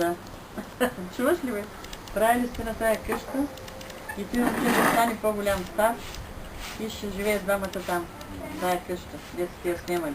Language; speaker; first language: Bulgarian; native; Bulgarian